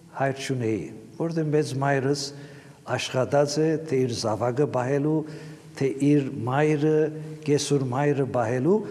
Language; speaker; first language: Armenian; native; Armenian